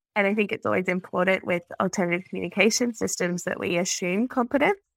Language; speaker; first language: English; native; English